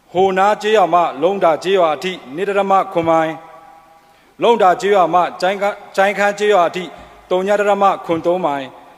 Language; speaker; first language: Burmese; non-native, local second language; Pa'o Karen